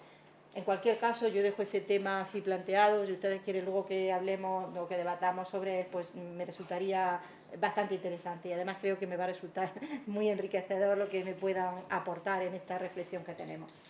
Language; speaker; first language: Spanish; native; Spanish